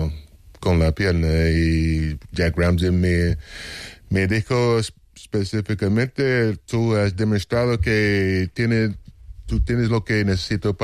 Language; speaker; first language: Spanish; non-native, fluent; English